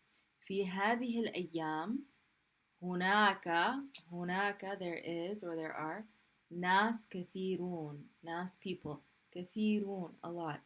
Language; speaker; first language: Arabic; non-native, fluent; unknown